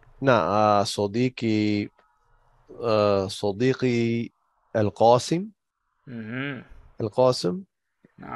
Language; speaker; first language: Arabic; non-native, learner; English